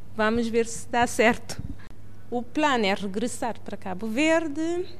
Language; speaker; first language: Portuguese; non-native, local second language; Kabuverdianu